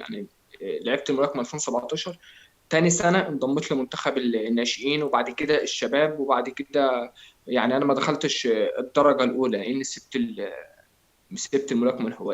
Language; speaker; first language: Arabic; native; Arabic